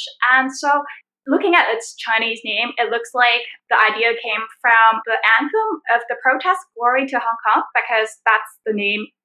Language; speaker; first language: English; non-native, local second language; Cantonese